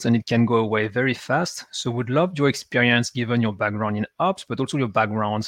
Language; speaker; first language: English; non-native, fluent; French